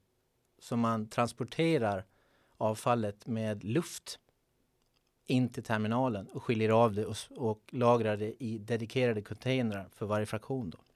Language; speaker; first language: Swedish; native; Swedish